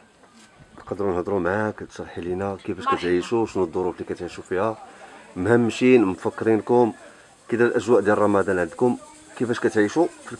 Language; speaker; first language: Arabic; native; Arabic